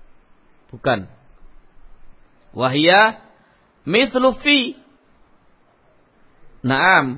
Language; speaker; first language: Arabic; non-native, fluent; Indonesian